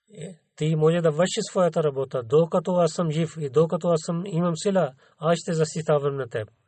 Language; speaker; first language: Bulgarian; non-native, learner; Urdu